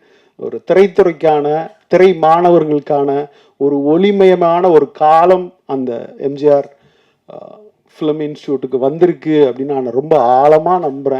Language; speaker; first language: Tamil; native; Tamil